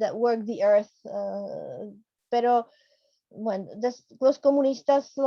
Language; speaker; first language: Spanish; non-native, fluent; Czech